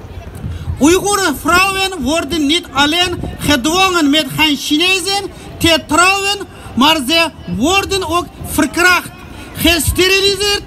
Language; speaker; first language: Dutch; non-native, learner; Uyghur